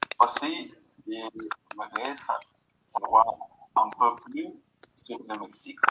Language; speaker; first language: French; non-native, learner; Spanish